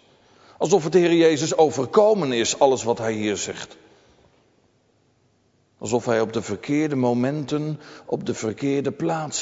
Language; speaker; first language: Dutch; native; Dutch